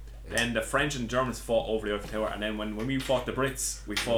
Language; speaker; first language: English; native; English